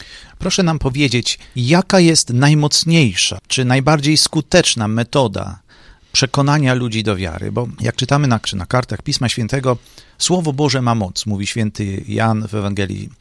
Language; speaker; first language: Polish; native; Polish